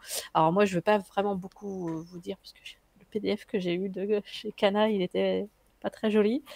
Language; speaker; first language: French; native; French